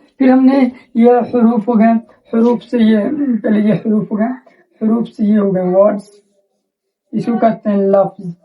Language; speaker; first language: Urdu; native; Urdu